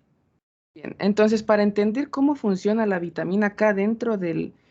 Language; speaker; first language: Spanish; native; Spanish